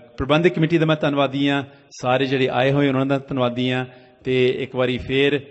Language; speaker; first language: Punjabi; early bilingual, heritage; Punjabi